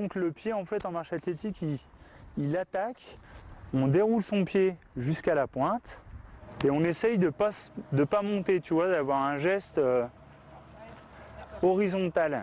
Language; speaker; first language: French; native; French